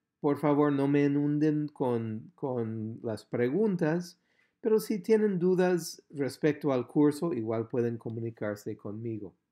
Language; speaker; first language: Spanish; non-native, fluent; English